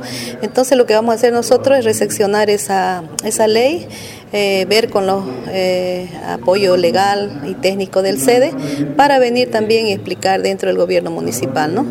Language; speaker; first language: Spanish; native; Spanish